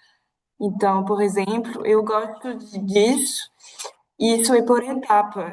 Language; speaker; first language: Portuguese; non-native, fluent; French